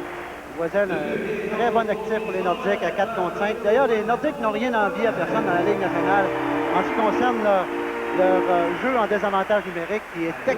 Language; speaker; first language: French; native; French